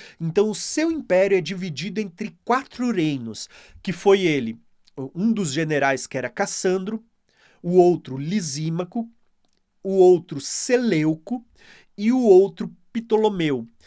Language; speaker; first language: Portuguese; native; Portuguese